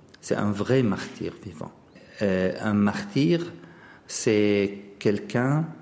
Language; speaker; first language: French; non-native, fluent; Arabic